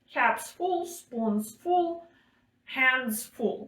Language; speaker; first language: English; non-native, fluent; Ukrainian